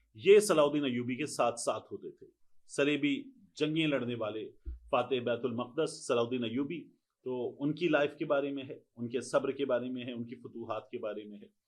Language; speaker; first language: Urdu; native; Urdu